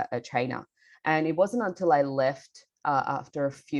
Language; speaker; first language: English; non-native, local second language; Bangla